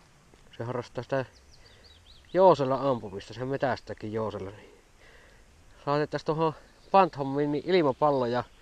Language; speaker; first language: Finnish; native; Finnish